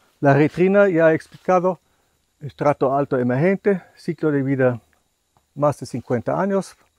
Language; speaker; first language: Spanish; non-native, fluent; German